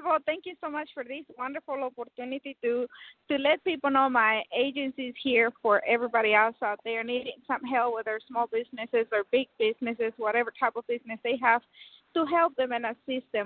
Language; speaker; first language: English; non-native, fluent; Spanish